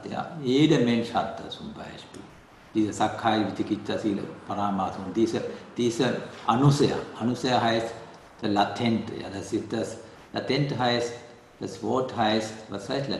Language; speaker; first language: German; non-native, learner; Sinhala